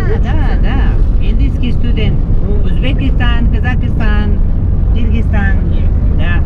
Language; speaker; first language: Russian; non-native, learner; Hindi